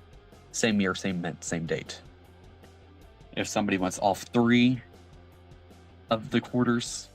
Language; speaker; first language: English; native; English